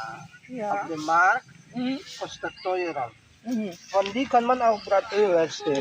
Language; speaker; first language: German; non-native, learner; Indonesian